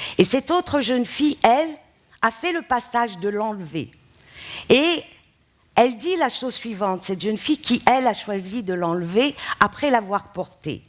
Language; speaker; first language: French; non-native, local second language; Arabic